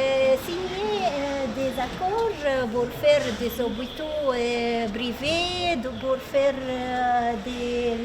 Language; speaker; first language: French; non-native, learner; Arabic